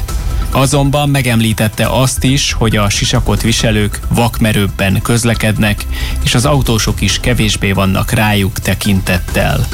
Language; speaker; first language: Hungarian; native; Hungarian